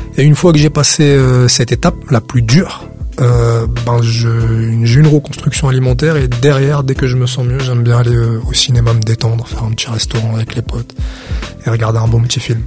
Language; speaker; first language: French; early bilingual, other home language; Arabic